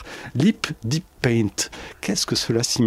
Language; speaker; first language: French; native; French